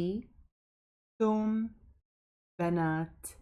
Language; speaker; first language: Arabic; native; Arabic